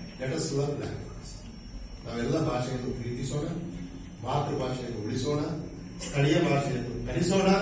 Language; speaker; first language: Kannada; non-native, local second language; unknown